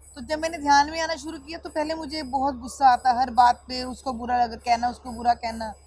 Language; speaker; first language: Hindi; native; Hindi